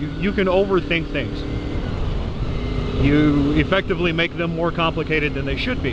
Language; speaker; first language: English; native; English